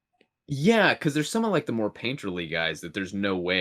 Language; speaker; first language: English; native; English